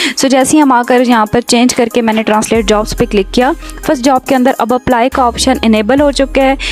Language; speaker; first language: Urdu; non-native, local second language; Punjabi